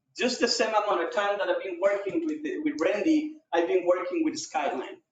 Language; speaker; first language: English; non-native, fluent; Spanish